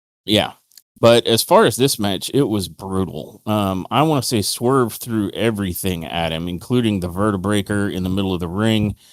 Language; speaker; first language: English; native; English